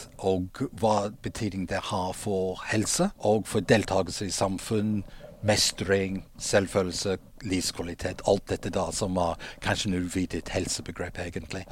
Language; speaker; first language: Norwegian; non-native, fluent; English